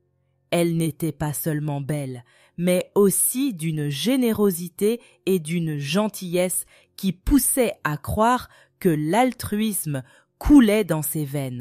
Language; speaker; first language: French; native; French